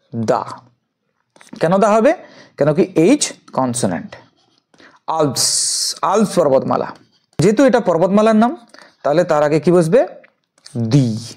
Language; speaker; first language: Bangla; native; Bangla